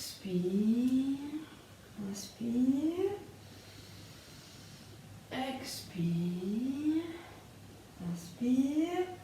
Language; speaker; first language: French; native; French